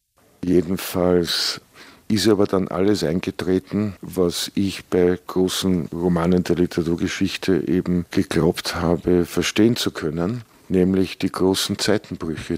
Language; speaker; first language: German; native; German